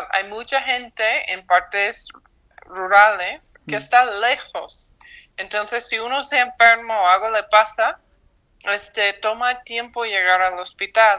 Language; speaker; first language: Spanish; non-native, fluent; English